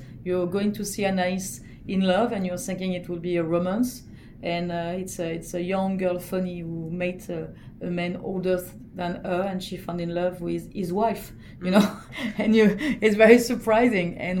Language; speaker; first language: English; non-native, fluent; French